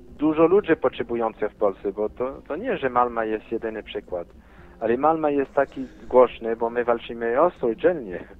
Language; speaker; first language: Polish; non-native, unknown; French